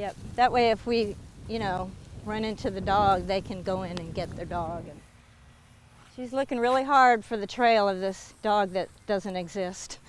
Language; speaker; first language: English; native; English